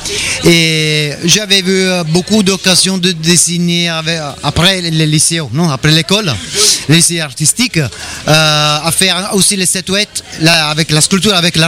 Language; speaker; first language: French; non-native, learner; Italian